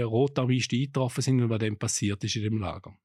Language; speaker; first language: German; native; German